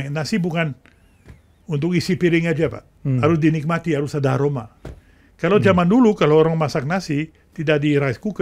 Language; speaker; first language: Indonesian; non-native, fluent; French